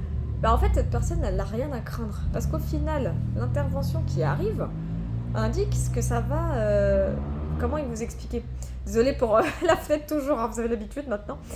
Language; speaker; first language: French; native; French